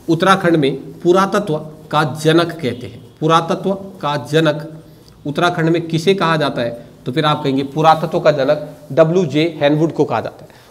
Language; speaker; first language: Hindi; native; Hindi